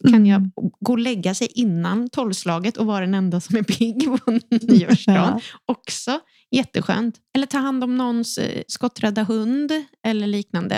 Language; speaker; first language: Swedish; native; Swedish